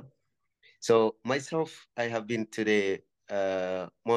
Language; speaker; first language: English; non-native, local second language; Kinyarwanda